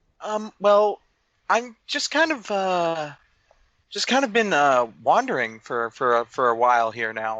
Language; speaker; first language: English; native; English